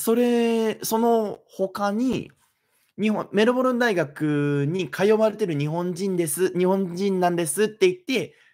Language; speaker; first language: Japanese; native; Japanese